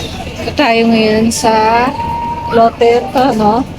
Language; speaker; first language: Filipino; native; Filipino